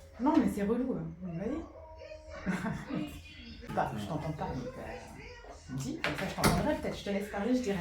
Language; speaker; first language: French; native; French